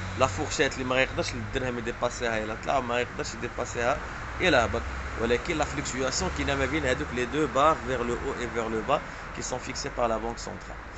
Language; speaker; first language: French; non-native, local second language; Arabic